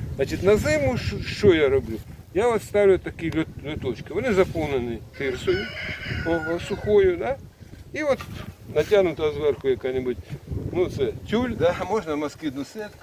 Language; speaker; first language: Ukrainian; native; Ukrainian